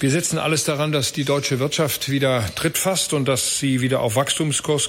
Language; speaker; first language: German; native; German